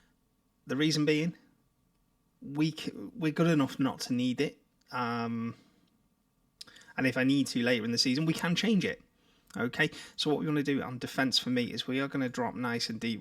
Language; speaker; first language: English; native; English